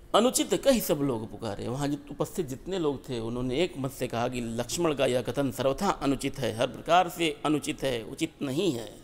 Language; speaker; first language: Hindi; native; Hindi